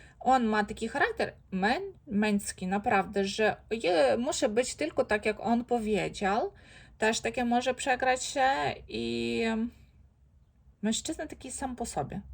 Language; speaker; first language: Polish; non-native, fluent; Ukrainian